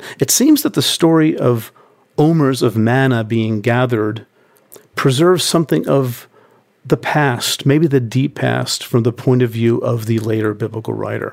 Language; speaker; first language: English; native; English